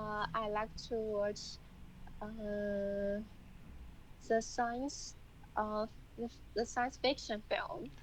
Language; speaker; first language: English; non-native, learner; Chinese